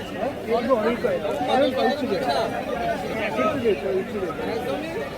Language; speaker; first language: Korean; non-native, learner; Bangla